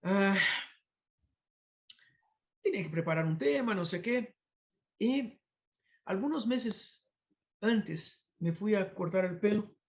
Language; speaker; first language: Spanish; non-native, fluent; Portuguese